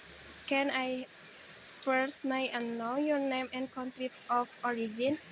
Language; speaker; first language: English; non-native, learner; Indonesian